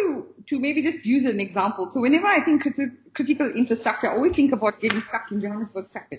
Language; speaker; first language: English; native; English